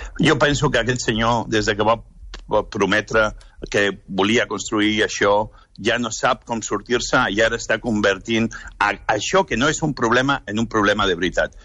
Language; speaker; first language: Catalan; non-native, local second language; Spanish